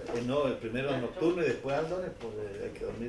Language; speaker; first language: Spanish; native; Spanish